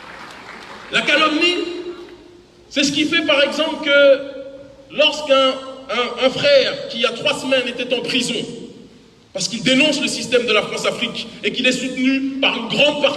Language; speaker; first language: French; native; French